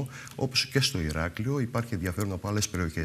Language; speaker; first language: Greek; native; Greek